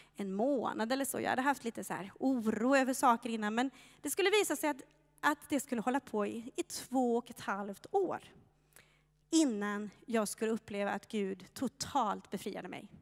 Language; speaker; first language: Swedish; native; Swedish